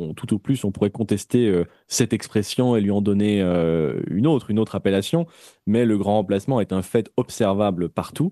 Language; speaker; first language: French; native; French